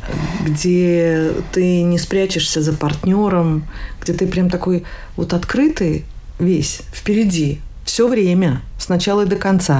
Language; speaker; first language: Russian; native; Russian